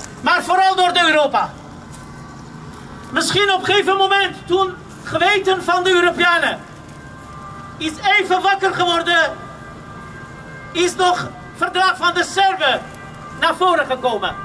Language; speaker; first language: Dutch; non-native, fluent; Armenian